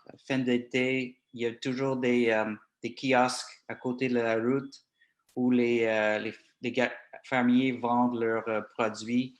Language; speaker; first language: French; non-native, local second language; English